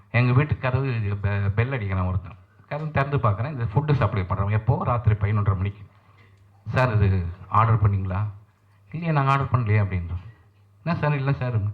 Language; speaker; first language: Tamil; non-native, local second language; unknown